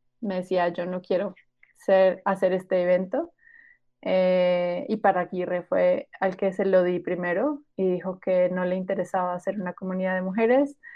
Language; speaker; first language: Spanish; native; Spanish